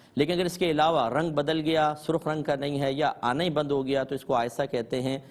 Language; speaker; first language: Urdu; native; Urdu